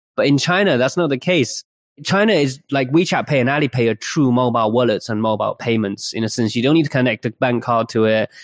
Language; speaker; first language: English; early bilingual, other home language; Chinese